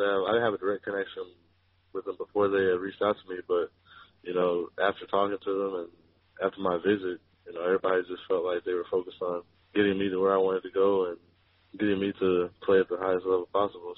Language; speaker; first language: English; native; English